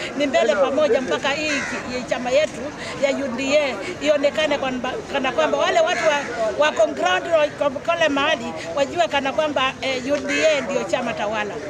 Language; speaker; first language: Swahili; native; Swahili